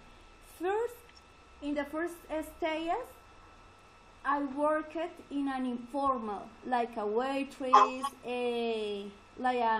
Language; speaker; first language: English; non-native, learner; Spanish